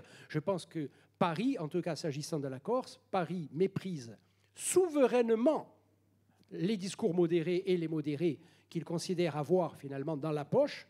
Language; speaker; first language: French; native; French